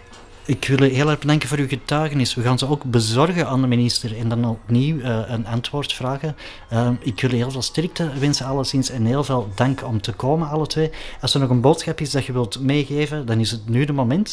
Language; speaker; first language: Dutch; native; Dutch